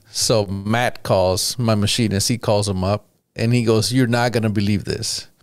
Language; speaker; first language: English; early bilingual, other home language; Spanish